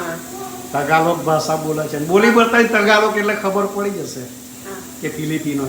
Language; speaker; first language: Gujarati; native; Gujarati